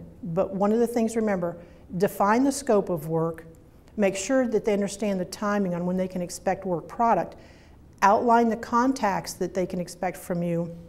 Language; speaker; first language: English; native; English